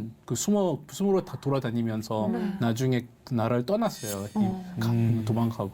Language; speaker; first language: Korean; non-native, fluent; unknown